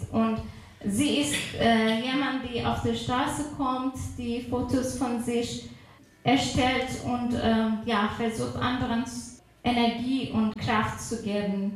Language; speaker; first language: German; non-native, fluent; Persian